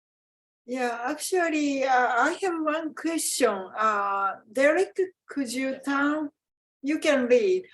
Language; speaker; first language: English; non-native, fluent; Japanese